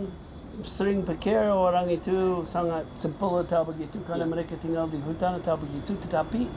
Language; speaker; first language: Indonesian; non-native, fluent; English